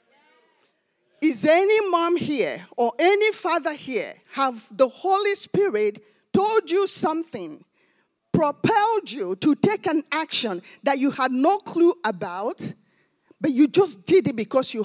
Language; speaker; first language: English; non-native, local second language; Igbo